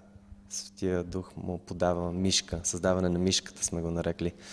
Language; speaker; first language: Bulgarian; native; Bulgarian